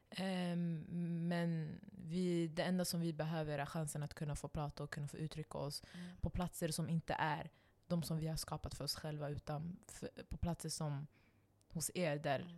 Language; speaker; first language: Swedish; non-native, local second language; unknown